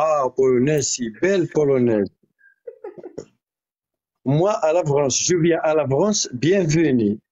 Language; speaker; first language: French; non-native, learner; Arabic